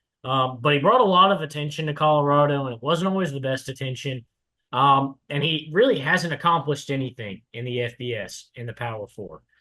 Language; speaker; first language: English; native; English